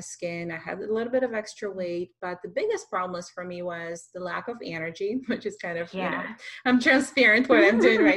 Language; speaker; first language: English; non-native, fluent; Russian